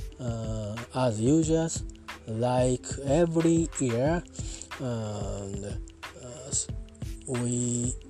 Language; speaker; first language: English; non-native, learner; Japanese